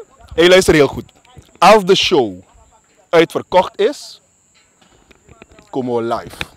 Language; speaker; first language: Dutch; native; Dutch